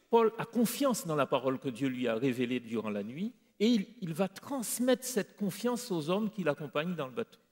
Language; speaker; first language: French; native; French